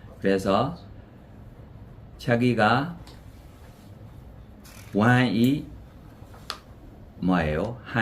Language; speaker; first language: Korean; non-native, fluent; Burmese